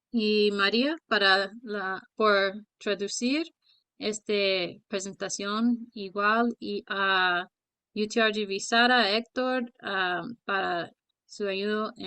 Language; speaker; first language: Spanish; early bilingual, heritage; Spanish